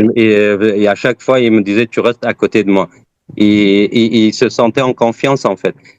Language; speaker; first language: French; early bilingual, other home language; Persian